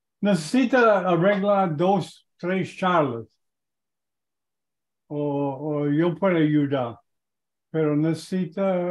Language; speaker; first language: Spanish; non-native, learner; English